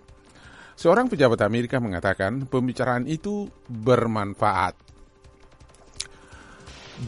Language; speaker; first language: Indonesian; native; Indonesian